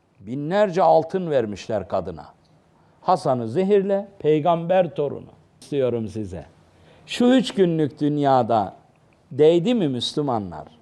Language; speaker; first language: Turkish; native; Turkish